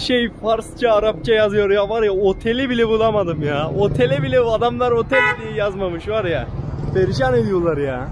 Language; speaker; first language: Turkish; native; Turkish